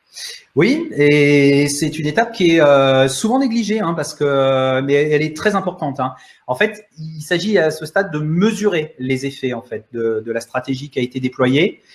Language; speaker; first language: French; native; French